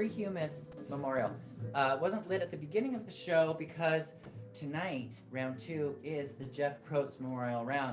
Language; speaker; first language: English; native; English